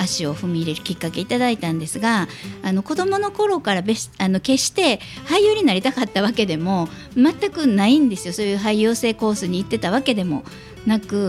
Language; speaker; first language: Japanese; native; Japanese